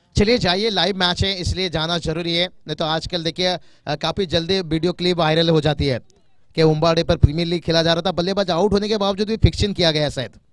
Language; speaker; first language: Hindi; non-native, local second language; Marathi